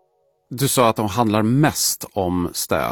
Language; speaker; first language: Swedish; native; Swedish